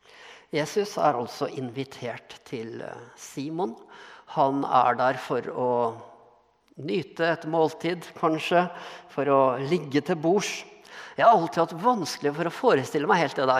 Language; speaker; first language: Norwegian; native; Norwegian